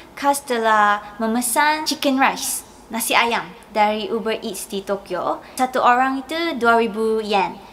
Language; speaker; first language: Malay; native; Malay